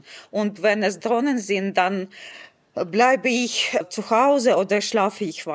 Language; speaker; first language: German; non-native, fluent; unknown